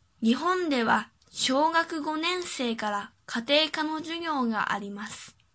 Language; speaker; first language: Japanese; early bilingual, other home language; Chinese